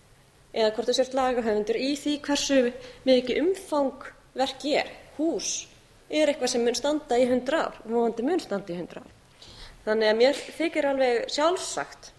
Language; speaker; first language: Icelandic; native; Icelandic